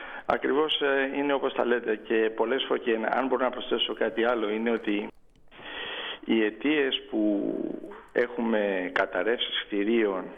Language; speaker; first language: Greek; native; Greek